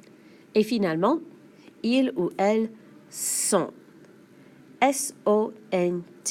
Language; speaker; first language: French; non-native, fluent; English